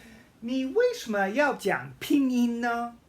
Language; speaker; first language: Chinese; non-native, fluent; English